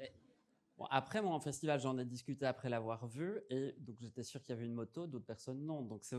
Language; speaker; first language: French; native; French